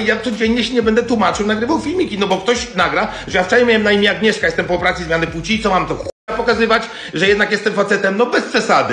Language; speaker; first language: Polish; native; Polish